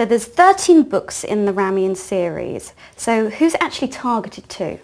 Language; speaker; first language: English; native; English